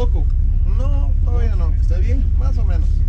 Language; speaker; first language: Spanish; non-native, learner; English